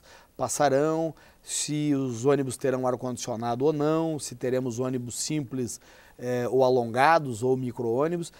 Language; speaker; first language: Portuguese; native; Portuguese